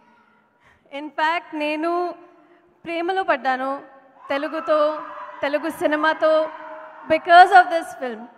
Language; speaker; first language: Telugu; non-native, learner; Hindi